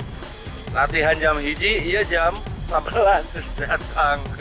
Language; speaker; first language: Indonesian; native; Indonesian